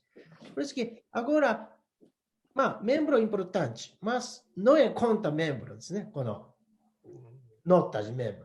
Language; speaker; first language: Portuguese; non-native, learner; Japanese